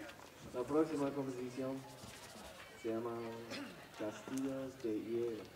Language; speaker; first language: Spanish; non-native, learner; English